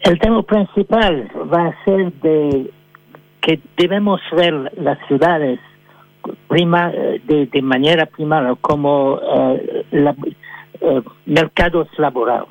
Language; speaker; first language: Spanish; non-native, fluent; French